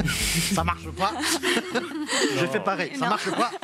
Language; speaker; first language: French; native; French